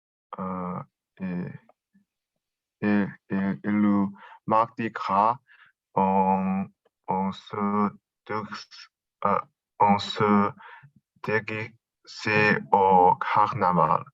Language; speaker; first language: French; non-native, learner; Chinese